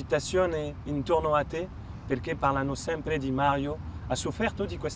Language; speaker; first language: Italian; non-native, fluent; French